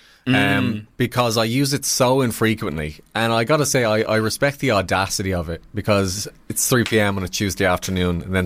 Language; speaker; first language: English; native; English